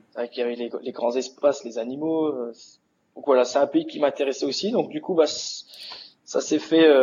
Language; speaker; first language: French; native; French